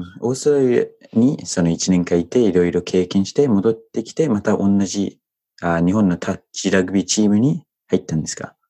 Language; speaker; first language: Japanese; non-native, fluent; English